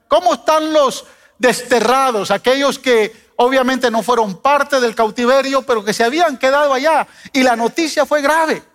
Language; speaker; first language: Spanish; native; Spanish